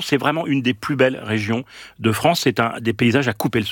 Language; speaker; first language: French; native; French